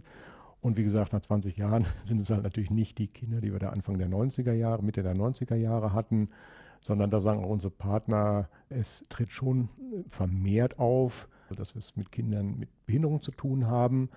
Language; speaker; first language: German; native; German